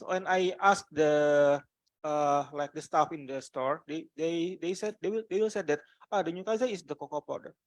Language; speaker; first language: English; non-native, learner; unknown